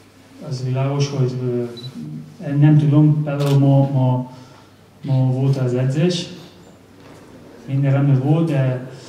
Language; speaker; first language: Hungarian; non-native, learner; Spanish